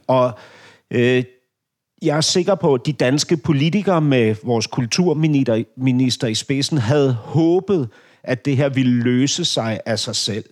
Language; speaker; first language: Danish; native; Danish